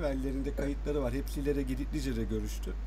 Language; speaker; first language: Turkish; native; Turkish